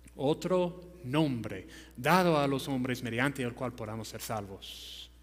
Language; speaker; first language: Spanish; non-native, fluent; English